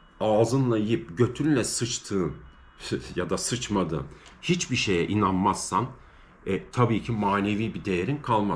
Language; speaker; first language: Turkish; native; Turkish